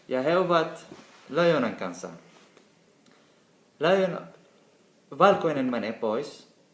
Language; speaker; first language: Finnish; non-native, learner; Somali